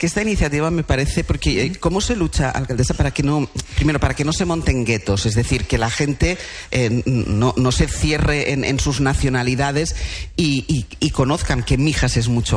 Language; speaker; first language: Spanish; native; Spanish